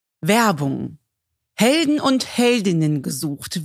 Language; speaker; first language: German; native; German